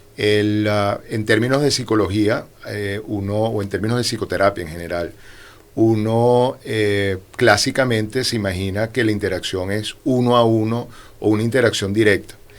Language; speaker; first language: Spanish; native; Spanish